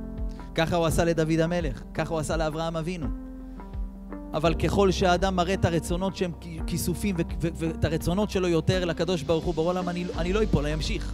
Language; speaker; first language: Hebrew; native; Hebrew